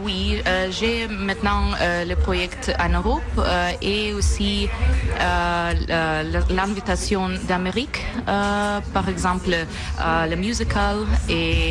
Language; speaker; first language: French; non-native, learner; Russian